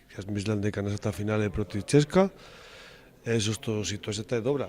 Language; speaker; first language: Macedonian; non-native, fluent; Spanish